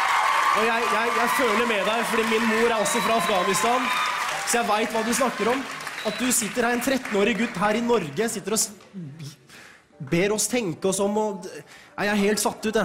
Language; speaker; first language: Norwegian; early bilingual, other home language; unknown